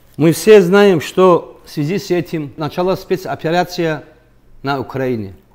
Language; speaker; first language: Russian; non-native, local second language; Avaric